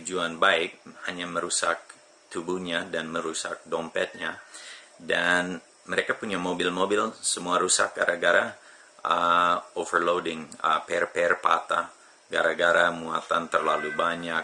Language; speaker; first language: Indonesian; non-native, fluent; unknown